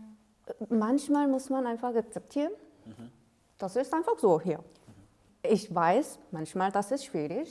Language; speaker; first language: German; non-native, fluent; Korean